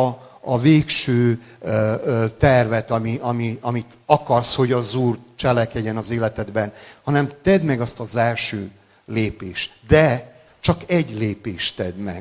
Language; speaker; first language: Hungarian; non-native, local second language; Serbian